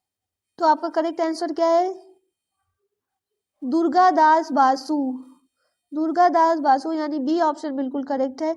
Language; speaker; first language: Hindi; native; Hindi